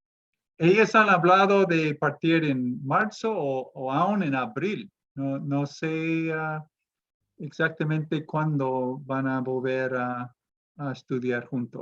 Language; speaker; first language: Spanish; non-native, fluent; English